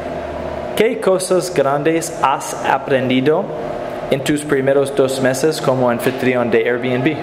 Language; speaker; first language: Spanish; non-native, learner; English